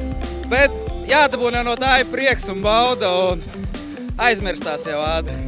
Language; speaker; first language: Latvian; native; Latvian